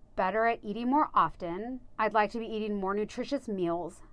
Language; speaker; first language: English; native; English